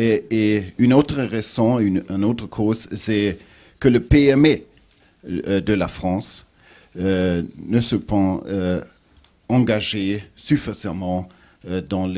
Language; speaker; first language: French; non-native, learner; German